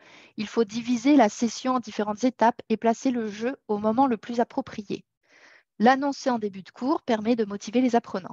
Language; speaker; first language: French; native; French